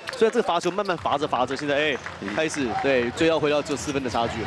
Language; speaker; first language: Chinese; native; Chinese